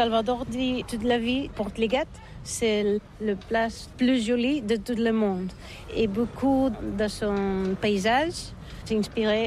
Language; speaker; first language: French; non-native, fluent; Catalan